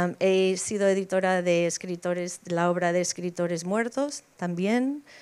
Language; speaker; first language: Spanish; non-native, fluent; English